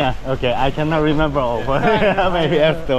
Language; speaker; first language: English; non-native, learner; Korean